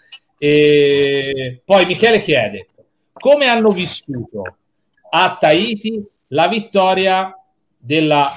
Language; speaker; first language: Italian; native; Italian